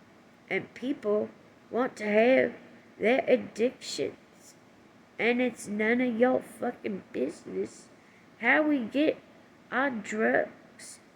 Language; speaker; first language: English; native; English